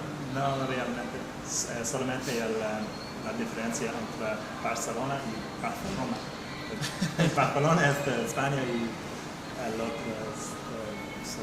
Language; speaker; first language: Spanish; non-native, learner; English